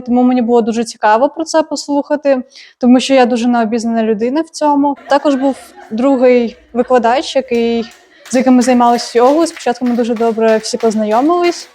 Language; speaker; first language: Ukrainian; native; Ukrainian